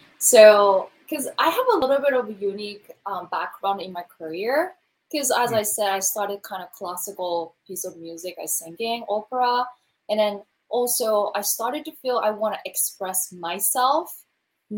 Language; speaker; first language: English; non-native, learner; Japanese